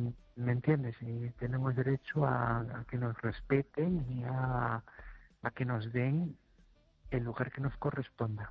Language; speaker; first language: Spanish; native; Spanish